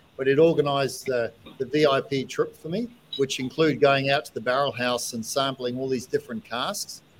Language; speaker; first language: English; native; English